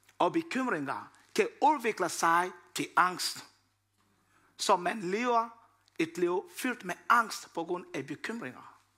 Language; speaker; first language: Danish; non-native, fluent; Lingala